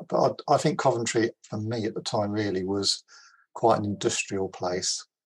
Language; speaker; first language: English; native; English